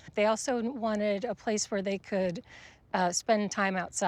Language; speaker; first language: English; native; English